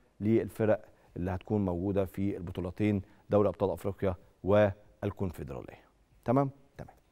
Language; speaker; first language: Arabic; native; Arabic